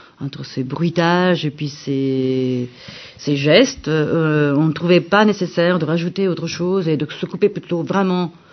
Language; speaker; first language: French; non-native, fluent; Italian